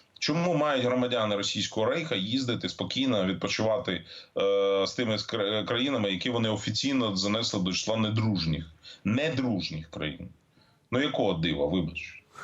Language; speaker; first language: Ukrainian; native; Ukrainian